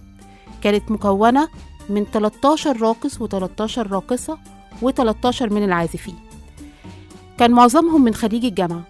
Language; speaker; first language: Arabic; native; Arabic